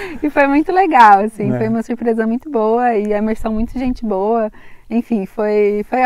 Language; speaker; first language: Portuguese; native; Portuguese